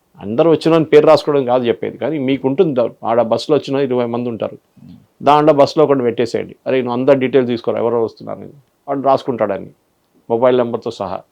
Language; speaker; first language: Telugu; non-native, fluent; Malayalam